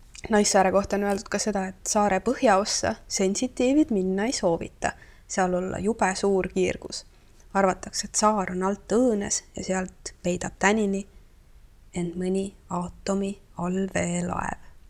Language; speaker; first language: Estonian; native; Estonian